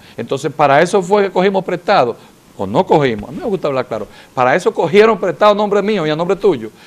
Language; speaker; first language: Spanish; native; Spanish